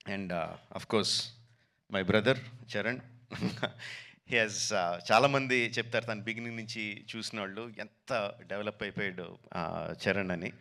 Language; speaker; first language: Telugu; native; Telugu